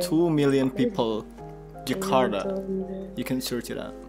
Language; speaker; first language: English; non-native, fluent; Indonesian